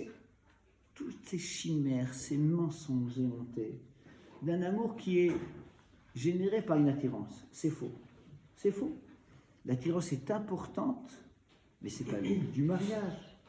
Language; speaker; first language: French; native; French